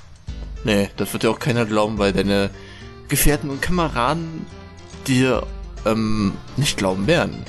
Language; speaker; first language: German; native; German